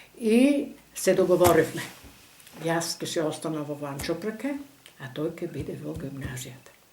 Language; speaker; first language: Macedonian; native; Macedonian